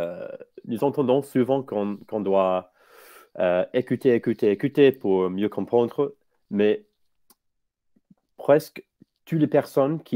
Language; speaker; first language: French; non-native, fluent; English